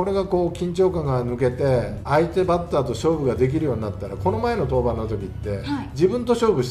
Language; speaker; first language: Japanese; native; Japanese